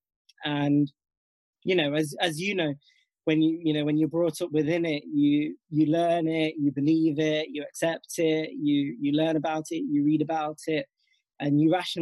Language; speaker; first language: English; native; English